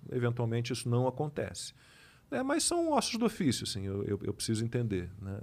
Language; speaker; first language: Portuguese; native; Portuguese